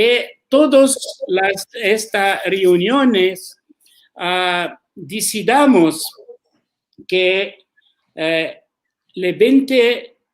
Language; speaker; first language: Spanish; non-native, learner; Arabic